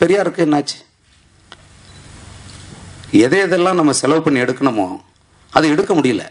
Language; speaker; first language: Tamil; native; Tamil